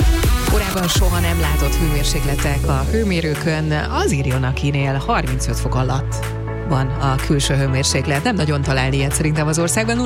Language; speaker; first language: Hungarian; native; Hungarian